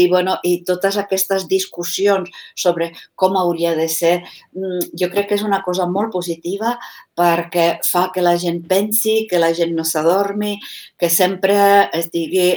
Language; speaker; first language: Catalan; non-native, fluent; Czech